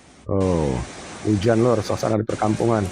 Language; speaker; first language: Indonesian; native; Indonesian